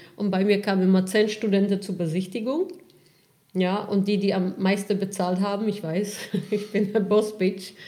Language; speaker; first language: German; non-native, fluent; Czech